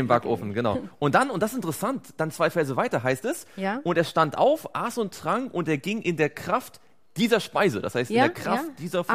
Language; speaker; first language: German; native; German